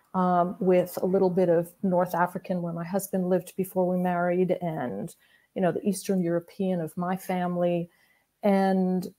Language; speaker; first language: English; native; English